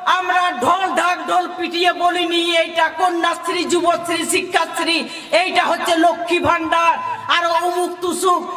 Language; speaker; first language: Bangla; non-native, local second language; Santali